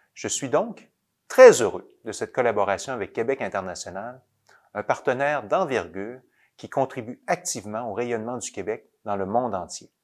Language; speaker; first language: French; native; French